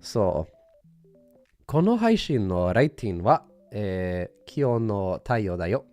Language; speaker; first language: Japanese; non-native, learner; English